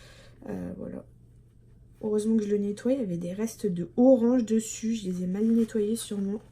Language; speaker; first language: French; native; French